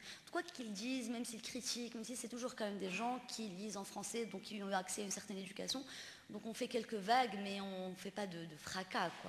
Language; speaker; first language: French; non-native, local second language; Arabic